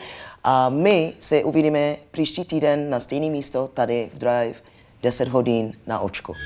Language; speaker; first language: Czech; non-native, learner; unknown